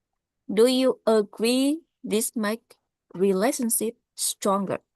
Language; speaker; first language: English; non-native, learner; Vietnamese